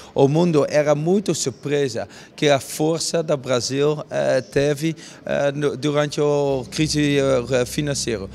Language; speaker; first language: Portuguese; non-native, learner; Dutch